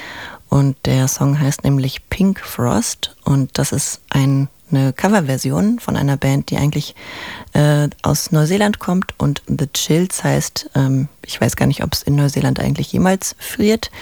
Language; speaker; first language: German; native; German